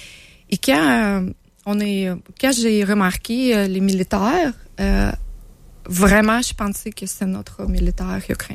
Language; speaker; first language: French; non-native, learner; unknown